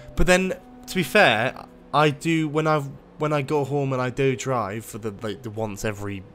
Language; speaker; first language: English; native; English